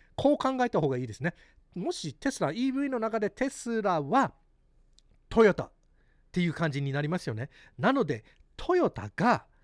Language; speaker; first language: Japanese; early bilingual, heritage; Japanese